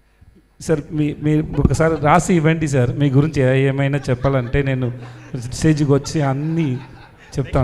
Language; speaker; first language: Telugu; non-native, learner; Tamil